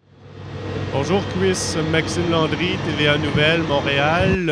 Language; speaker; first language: French; native; French